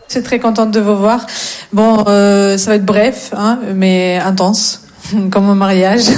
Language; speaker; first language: French; non-native, fluent; Russian